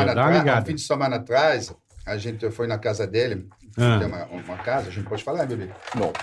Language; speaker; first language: Portuguese; non-native, fluent; French